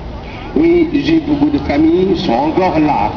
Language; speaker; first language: French; non-native, learner; Korean